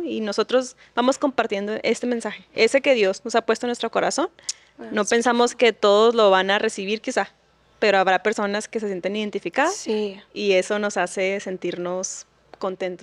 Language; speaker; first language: Spanish; native; Spanish